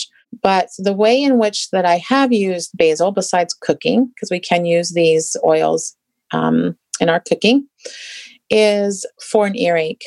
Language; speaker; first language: English; native; English